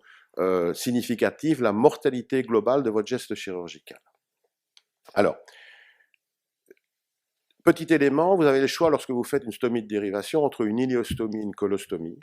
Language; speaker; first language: French; native; French